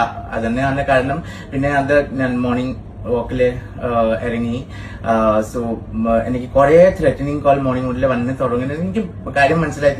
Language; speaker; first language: Malayalam; non-native, fluent; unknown